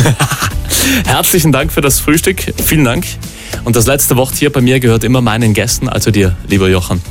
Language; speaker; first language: German; native; German